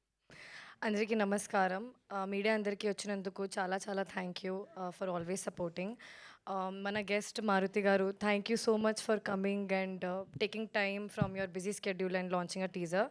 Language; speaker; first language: Telugu; non-native, fluent; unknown